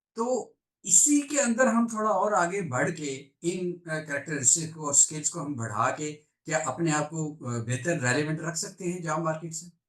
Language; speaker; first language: Urdu; native; Urdu